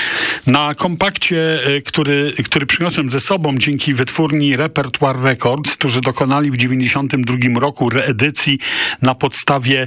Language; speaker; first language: Polish; native; Polish